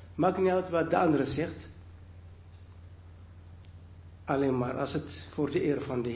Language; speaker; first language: Dutch; non-native, learner; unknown